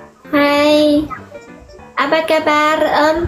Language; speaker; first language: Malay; non-native, learner; Vietnamese